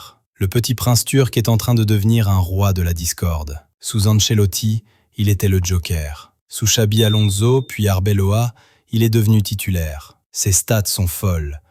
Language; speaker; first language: French; native; French